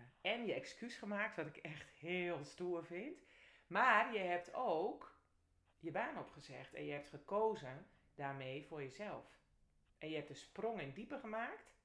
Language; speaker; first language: Dutch; native; Dutch